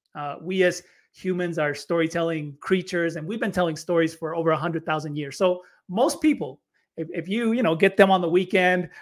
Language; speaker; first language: English; native; English